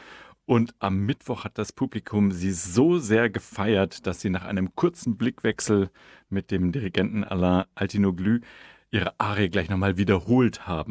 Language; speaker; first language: German; native; German